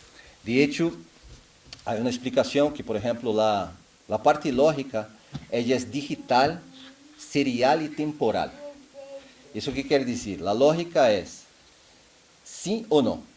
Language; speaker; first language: Spanish; non-native, fluent; Portuguese